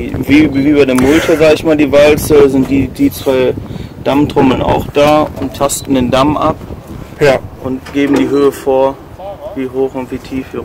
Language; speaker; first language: German; native; German